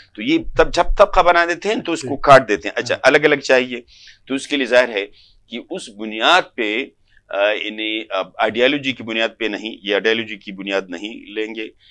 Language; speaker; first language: Urdu; non-native, local second language; Pashto